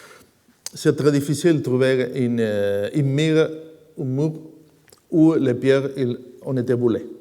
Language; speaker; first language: French; non-native, fluent; Spanish